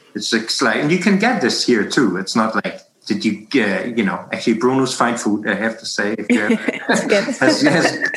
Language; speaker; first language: English; non-native, fluent; German